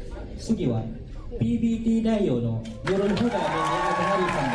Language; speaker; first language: Japanese; native; Japanese